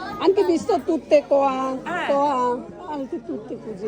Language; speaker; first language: Italian; non-native, learner; Bangla